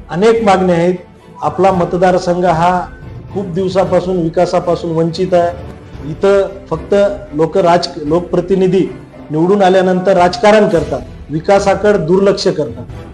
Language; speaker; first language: Marathi; native; Marathi